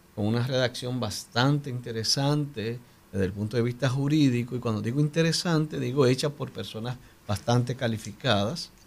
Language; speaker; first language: Spanish; native; Spanish